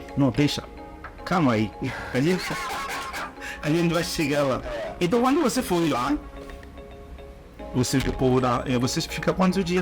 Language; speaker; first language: Portuguese; non-native, learner; Igbo